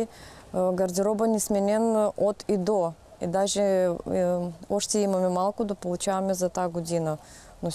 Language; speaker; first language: Bulgarian; early bilingual, heritage; Bulgarian